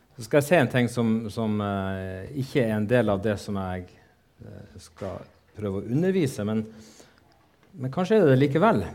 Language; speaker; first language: Norwegian; native; Norwegian